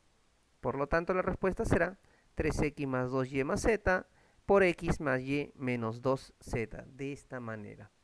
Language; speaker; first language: Spanish; native; Spanish